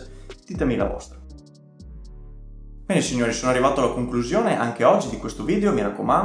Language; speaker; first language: Italian; native; Italian